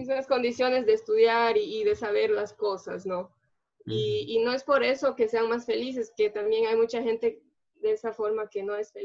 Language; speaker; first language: Spanish; early bilingual, other home language; Portuguese